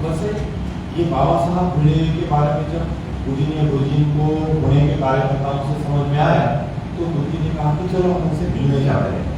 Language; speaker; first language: Hindi; non-native, local second language; Marathi